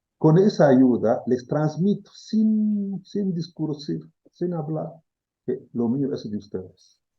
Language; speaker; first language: Spanish; non-native, fluent; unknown